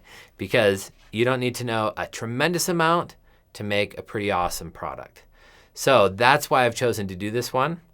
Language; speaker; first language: English; native; English